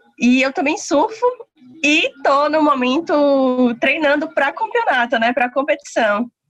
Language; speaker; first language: Portuguese; native; Portuguese